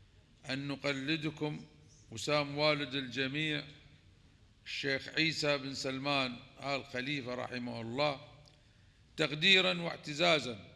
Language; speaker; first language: Arabic; native; Arabic